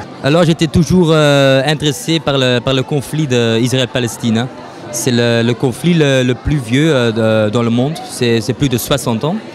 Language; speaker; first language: French; non-native, local second language; Dutch